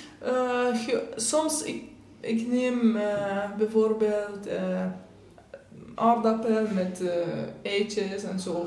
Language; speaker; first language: Dutch; non-native, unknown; Persian